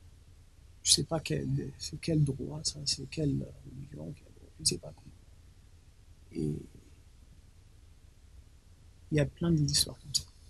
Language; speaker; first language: French; non-native, local second language; Arabic